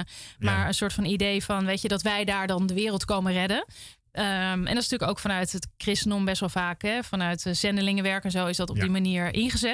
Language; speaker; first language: Dutch; native; Dutch